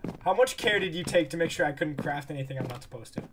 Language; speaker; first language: English; native; English